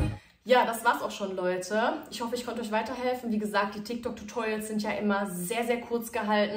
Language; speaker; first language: German; native; German